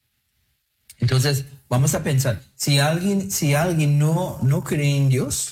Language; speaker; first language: Spanish; non-native, fluent; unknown